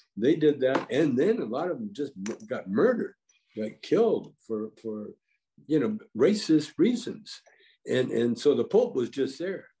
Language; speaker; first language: English; native; English